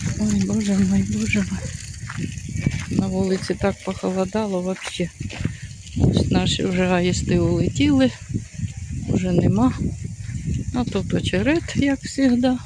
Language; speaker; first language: Ukrainian; native; Ukrainian